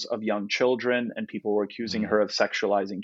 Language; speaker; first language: English; non-native, fluent; Polish